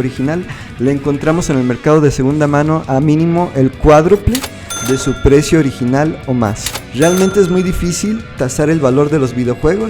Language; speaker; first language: Spanish; native; Spanish